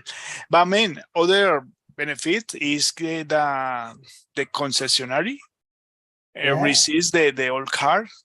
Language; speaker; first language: English; non-native, learner; Spanish